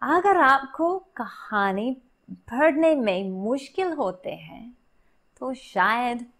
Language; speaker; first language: Hindi; non-native, learner; English